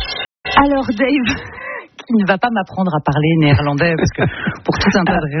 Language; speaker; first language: French; native; French